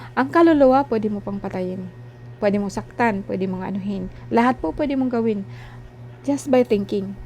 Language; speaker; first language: Filipino; non-native, local second language; Cebuano